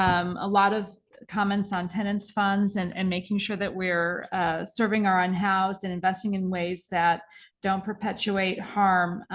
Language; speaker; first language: English; native; English